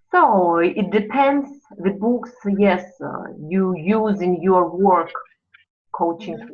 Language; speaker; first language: English; non-native, fluent; Russian